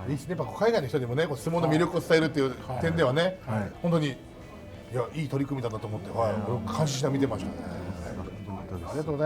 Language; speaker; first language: Japanese; native; Japanese